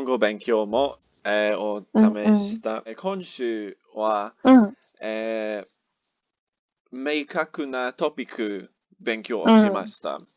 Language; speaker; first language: Japanese; non-native, learner; English